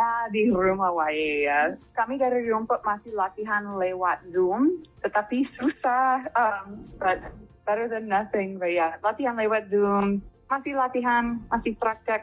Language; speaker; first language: Indonesian; non-native, fluent; English